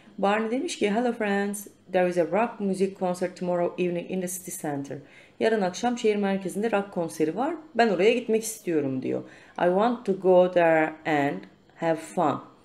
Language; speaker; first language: English; non-native, fluent; Turkish